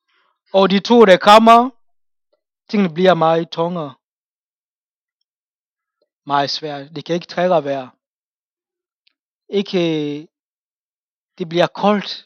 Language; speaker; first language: Danish; non-native, fluent; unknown